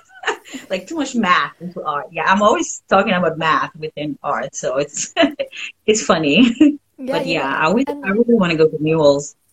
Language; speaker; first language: English; non-native, fluent; French